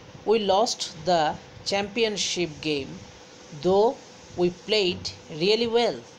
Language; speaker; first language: English; non-native, local second language; Bangla